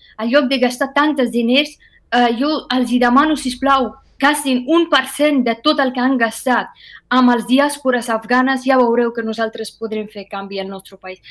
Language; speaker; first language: Catalan; non-native, fluent; Persian